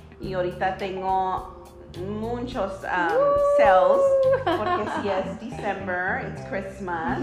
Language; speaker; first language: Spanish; early bilingual, heritage; Spanish